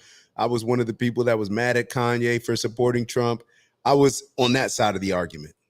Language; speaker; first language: English; native; English